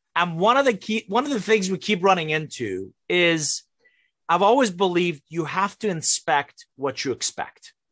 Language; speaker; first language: English; non-native, fluent; Persian